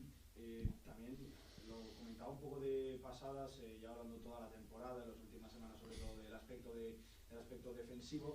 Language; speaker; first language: Spanish; native; Spanish